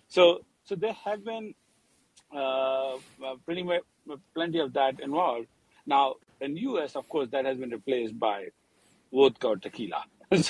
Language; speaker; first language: English; non-native, local second language; Hindi